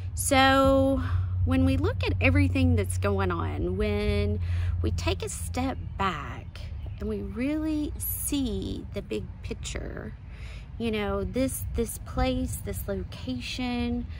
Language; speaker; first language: English; native; English